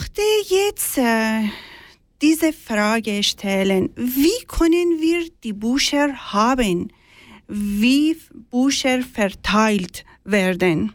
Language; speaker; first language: German; non-native, learner; Persian